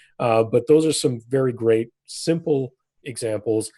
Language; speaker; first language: English; native; English